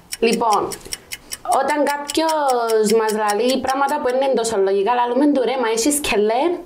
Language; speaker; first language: Greek; native; Greek